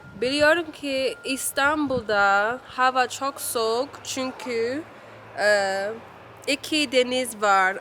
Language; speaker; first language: Turkish; non-native, learner; English